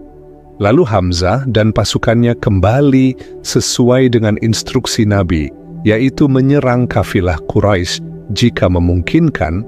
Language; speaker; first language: Indonesian; native; Indonesian